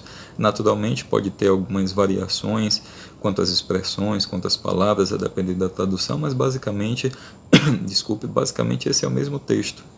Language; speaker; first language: Portuguese; native; Portuguese